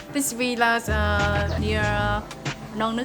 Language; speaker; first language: English; non-native, learner; Vietnamese